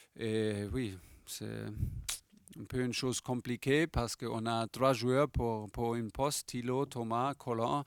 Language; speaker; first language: French; non-native, fluent; German